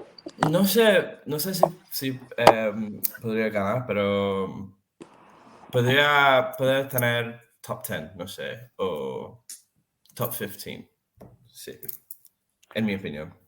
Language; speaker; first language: Spanish; non-native, fluent; Serbian